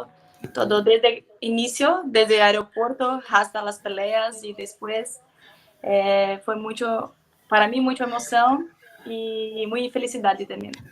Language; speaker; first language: Spanish; non-native, learner; Portuguese